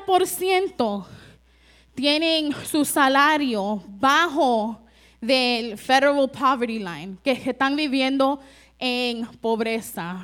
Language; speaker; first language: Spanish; early bilingual, heritage; Spanish